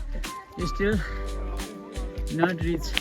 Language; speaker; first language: English; non-native, local second language; Nepali